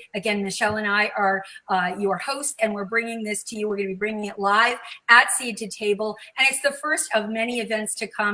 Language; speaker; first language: English; native; English